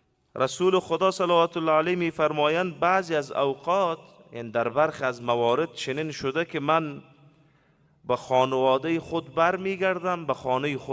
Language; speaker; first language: Persian; native; Persian